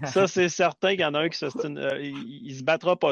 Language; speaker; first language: French; native; French